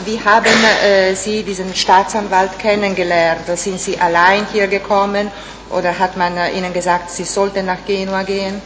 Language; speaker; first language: German; non-native, fluent; Italian